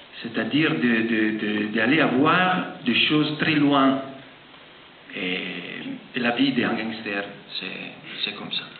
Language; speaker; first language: French; non-native, fluent; Italian